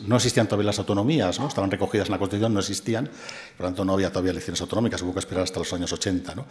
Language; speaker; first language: Spanish; native; Spanish